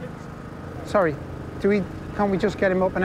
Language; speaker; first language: English; native; English